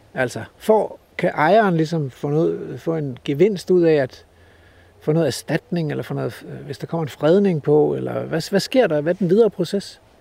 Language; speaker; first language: Danish; native; Danish